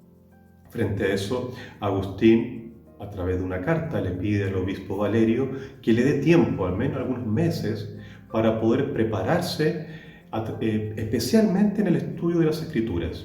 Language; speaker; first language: Spanish; native; Spanish